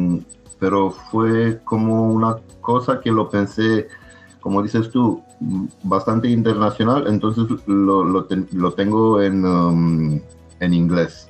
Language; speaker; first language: Spanish; non-native, fluent; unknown